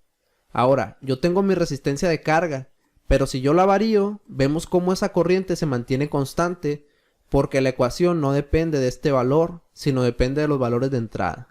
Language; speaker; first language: Spanish; native; Spanish